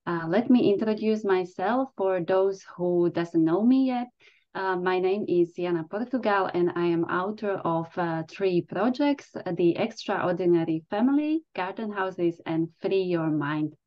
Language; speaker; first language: English; non-native, fluent; Slovak